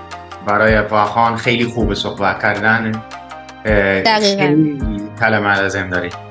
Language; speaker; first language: Persian; non-native, learner; Dutch